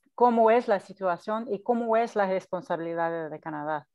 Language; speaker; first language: Spanish; non-native, fluent; English